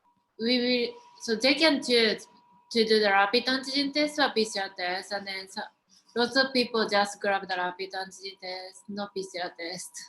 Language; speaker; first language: English; non-native, learner; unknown